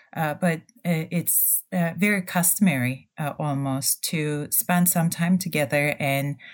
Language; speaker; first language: English; non-native, fluent; Turkish